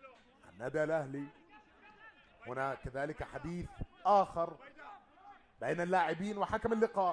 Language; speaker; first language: Arabic; native; Arabic